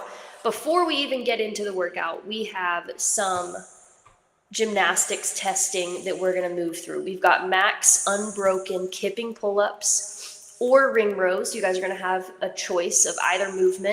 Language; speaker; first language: English; native; English